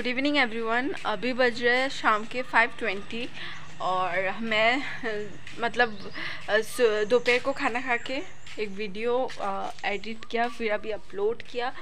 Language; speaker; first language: Hindi; non-native, local second language; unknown